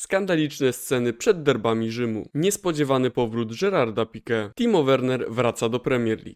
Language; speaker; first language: Polish; native; Polish